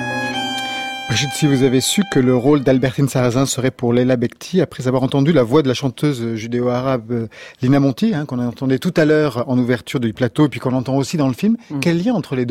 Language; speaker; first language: French; native; French